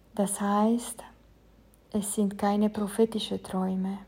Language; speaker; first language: German; non-native, fluent; Romanian